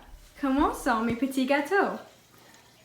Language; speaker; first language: French; non-native, learner; English